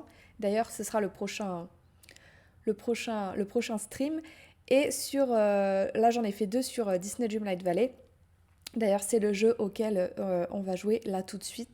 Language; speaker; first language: French; native; French